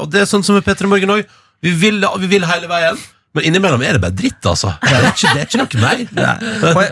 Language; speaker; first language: Norwegian; native; Norwegian